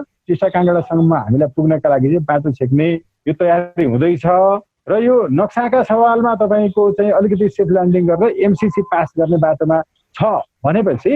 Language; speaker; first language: Nepali; native; Nepali